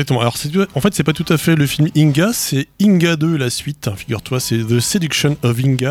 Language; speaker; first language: French; native; French